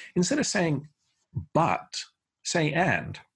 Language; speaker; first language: English; native; English